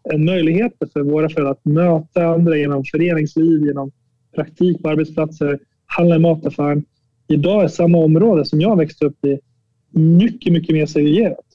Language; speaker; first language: Swedish; early bilingual, other home language; Albanian